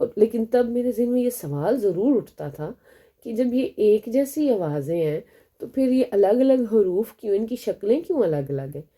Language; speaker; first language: Urdu; native; Urdu